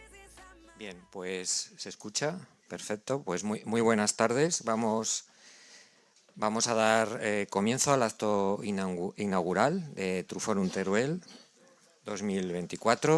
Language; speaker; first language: Spanish; native; Spanish